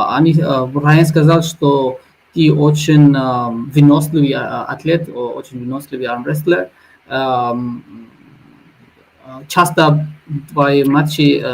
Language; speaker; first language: Russian; non-native, learner; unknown